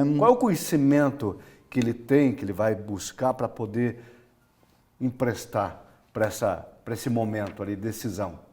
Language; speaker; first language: Portuguese; native; Portuguese